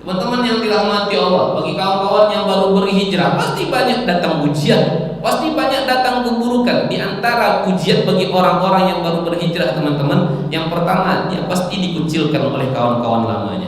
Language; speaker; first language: Malay; native; Malay